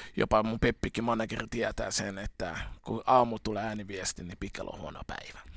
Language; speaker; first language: Finnish; early bilingual, other home language; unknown